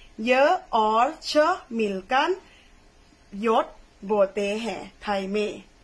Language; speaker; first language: Hindi; non-native, fluent; Thai